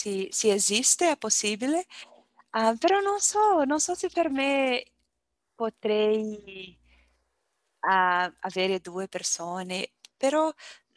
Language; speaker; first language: Italian; non-native, learner; Portuguese